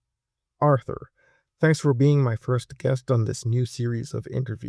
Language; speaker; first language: English; native; English